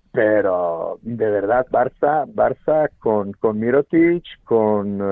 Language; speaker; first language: Spanish; non-native, fluent; Serbian